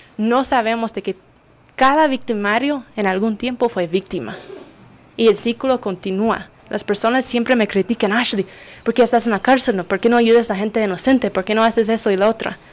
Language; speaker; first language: Spanish; non-native, fluent; English